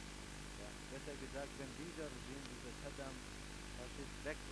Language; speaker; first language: German; non-native, fluent; Central Kurdish